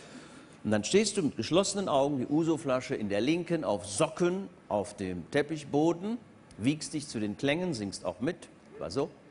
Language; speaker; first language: German; native; German